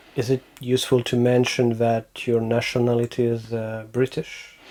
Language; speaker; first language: English; non-native, fluent; French